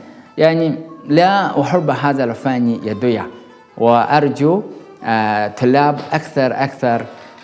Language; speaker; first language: Arabic; non-native, learner; Chinese